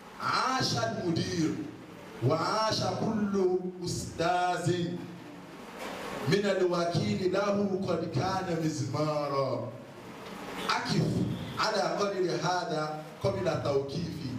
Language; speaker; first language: Arabic; non-native, fluent; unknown